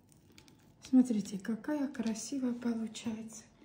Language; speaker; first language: Russian; non-native, local second language; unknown